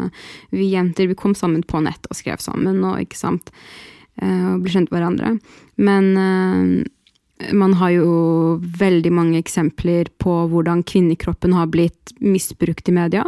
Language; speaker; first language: Norwegian; early bilingual, other home language; Arabic